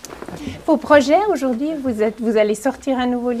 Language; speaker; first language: French; native; French